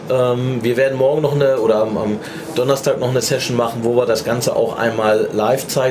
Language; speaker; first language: German; native; German